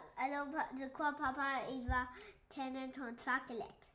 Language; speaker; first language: French; early bilingual, heritage; French